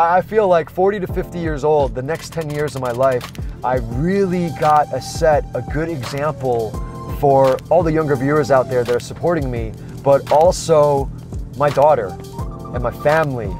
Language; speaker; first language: English; early bilingual, other home language; Chinese